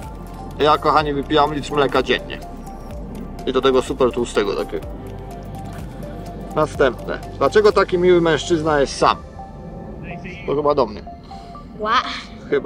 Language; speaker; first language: Polish; native; Polish